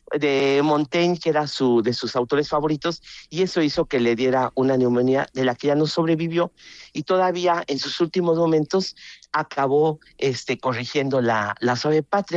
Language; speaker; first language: Spanish; native; Spanish